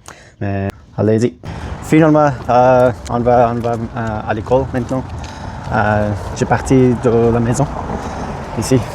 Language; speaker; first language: French; non-native, learner; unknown